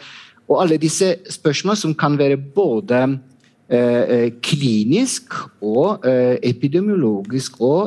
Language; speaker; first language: Norwegian; non-native, fluent; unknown